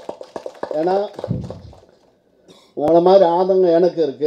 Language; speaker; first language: Tamil; native; Tamil